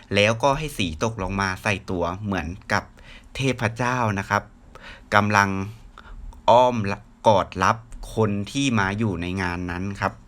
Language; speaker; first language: Thai; native; Thai